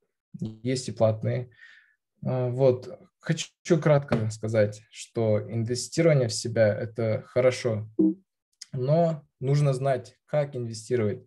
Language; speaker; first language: Russian; non-native, local second language; Kazakh